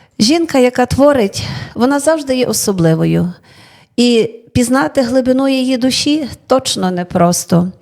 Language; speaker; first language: Ukrainian; native; Ukrainian